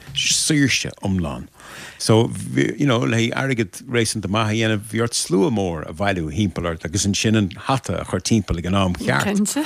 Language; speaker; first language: Irish; native; Irish